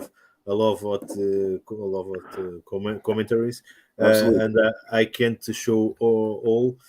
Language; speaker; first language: English; non-native, learner; Portuguese